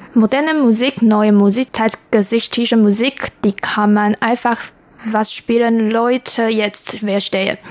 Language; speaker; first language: German; non-native, learner; Chinese